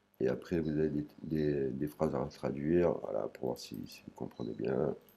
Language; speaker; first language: French; native; French